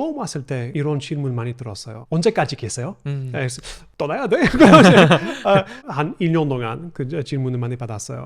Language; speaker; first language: Korean; non-native, fluent; English